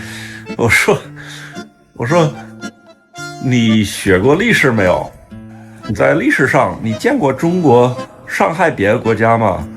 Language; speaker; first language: Chinese; non-native, fluent; English